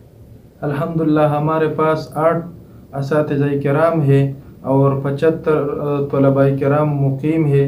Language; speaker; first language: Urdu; non-native, local second language; Pashto